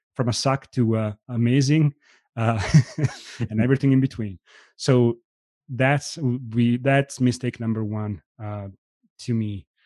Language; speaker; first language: English; non-native, fluent; Italian